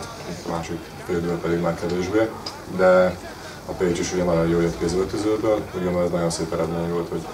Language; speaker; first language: Hungarian; native; Hungarian